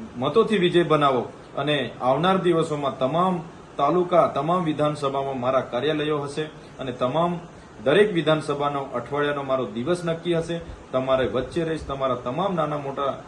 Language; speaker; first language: Gujarati; non-native, local second language; Vasavi